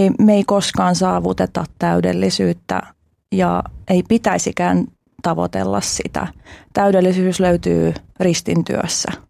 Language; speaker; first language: Finnish; early bilingual, other home language; Albanian